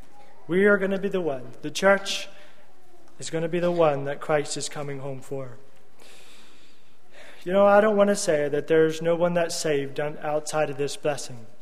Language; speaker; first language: English; native; English